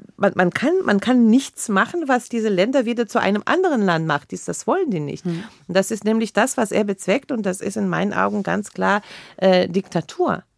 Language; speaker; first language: German; non-native, fluent; Russian